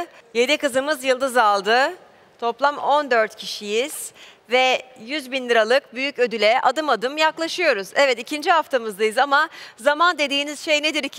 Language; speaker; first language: Turkish; native; Turkish